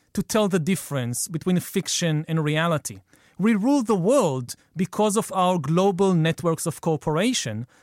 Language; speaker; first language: English; non-native, fluent; Hebrew